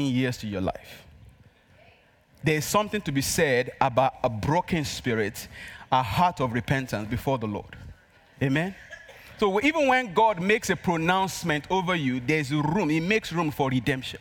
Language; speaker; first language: English; non-native, local second language; Yoruba